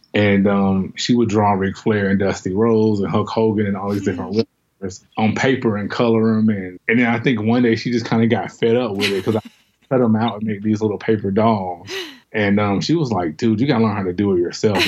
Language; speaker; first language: English; native; English